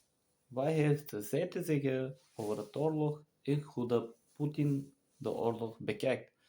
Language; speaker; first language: Dutch; non-native, fluent; Bulgarian